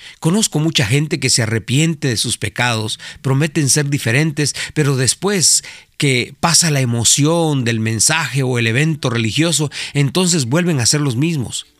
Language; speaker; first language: Spanish; native; Spanish